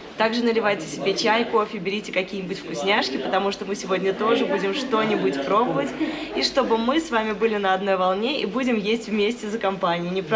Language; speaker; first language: Russian; native; Russian